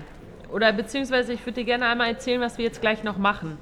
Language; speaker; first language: German; native; German